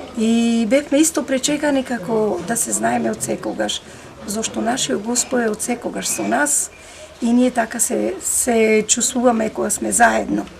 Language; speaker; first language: Macedonian; non-native, local second language; Romany